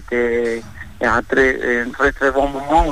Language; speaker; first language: French; non-native, fluent; Spanish